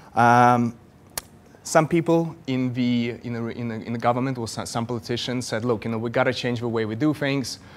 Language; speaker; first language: English; non-native, fluent; Russian